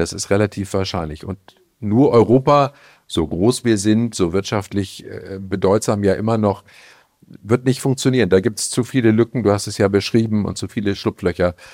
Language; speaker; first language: German; native; German